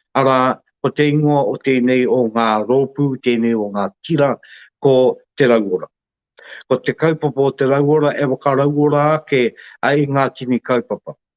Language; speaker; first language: Māori; native; Māori